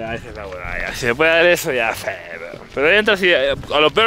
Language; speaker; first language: Spanish; native; Spanish